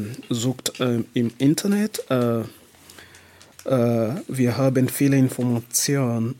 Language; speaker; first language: German; non-native, learner; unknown